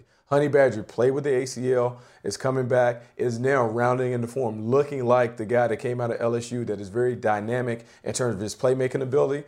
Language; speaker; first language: English; native; English